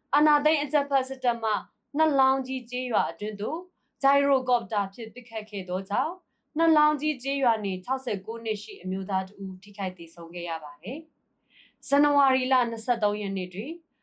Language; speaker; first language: Burmese; non-native, local second language; S'gaw Karen